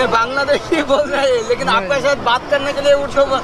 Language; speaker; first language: Hindi; non-native, learner; Bangla